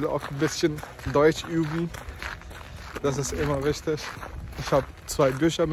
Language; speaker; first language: German; non-native, fluent; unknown